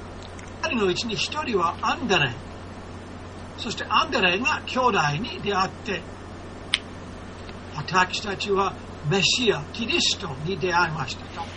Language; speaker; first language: Japanese; non-native, fluent; English